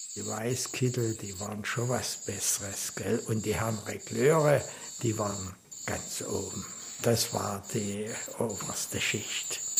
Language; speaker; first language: German; native; German